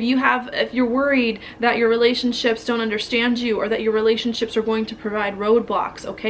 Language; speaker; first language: English; native; English